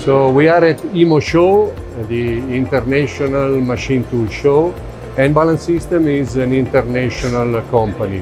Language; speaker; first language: English; non-native, fluent; Italian